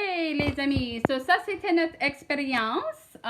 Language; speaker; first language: French; non-native, learner; English